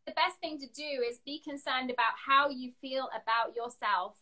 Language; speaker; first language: English; native; English